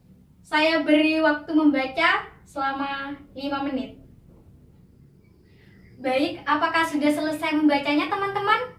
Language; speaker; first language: Indonesian; native; Indonesian